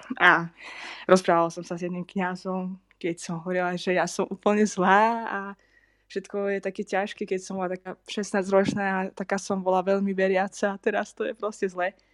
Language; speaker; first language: Slovak; non-native, fluent; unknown